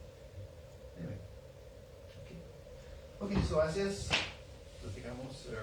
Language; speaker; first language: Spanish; non-native, learner; English